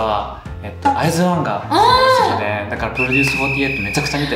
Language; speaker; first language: Japanese; early bilingual, other home language; Korean